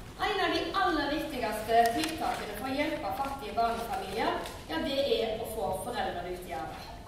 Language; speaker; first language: Norwegian; native; Norwegian